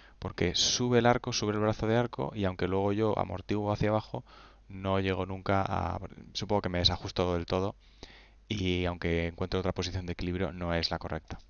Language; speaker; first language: Spanish; native; Spanish